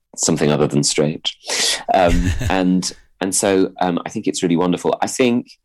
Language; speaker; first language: English; native; English